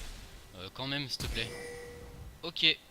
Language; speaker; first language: French; native; French